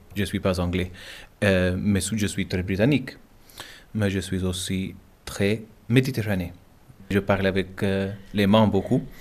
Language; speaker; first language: French; non-native, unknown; English